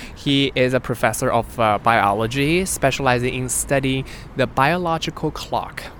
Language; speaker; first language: English; non-native, fluent; Chinese